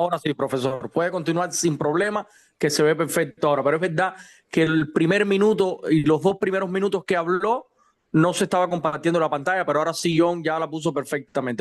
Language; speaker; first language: Spanish; native; Spanish